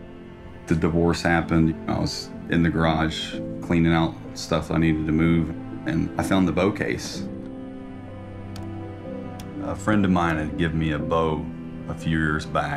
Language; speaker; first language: English; native; English